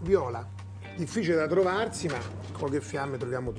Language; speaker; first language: Italian; native; Italian